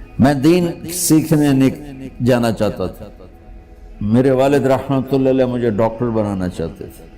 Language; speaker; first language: Urdu; non-native, local second language; Punjabi